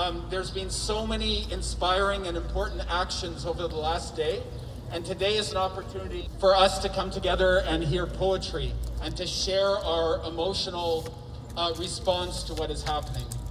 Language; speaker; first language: English; native; English